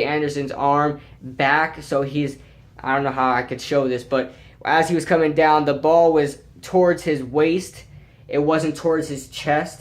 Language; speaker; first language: English; native; English